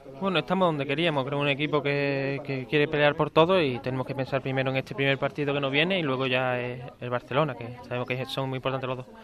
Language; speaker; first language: Spanish; native; Spanish